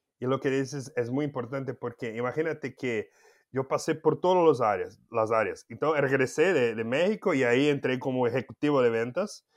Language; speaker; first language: Spanish; non-native, fluent; Portuguese